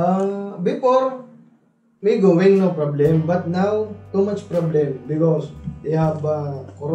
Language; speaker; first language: English; non-native, learner; Filipino